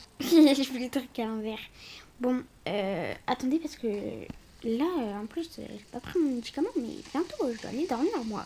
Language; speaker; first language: French; native; French